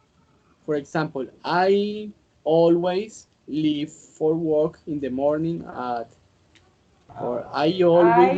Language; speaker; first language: English; non-native, learner; Spanish